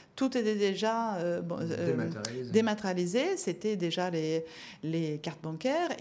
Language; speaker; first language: French; non-native, fluent; Norwegian